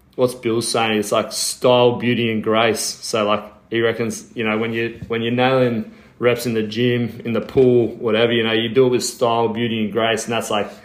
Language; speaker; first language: English; native; English